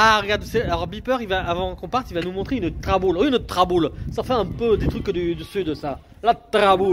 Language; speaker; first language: French; native; French